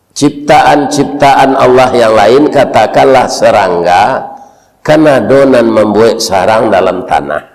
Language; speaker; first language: Malay; non-native, local second language; Minangkabau